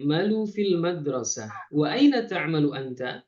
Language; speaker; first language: Arabic; non-native, fluent; Indonesian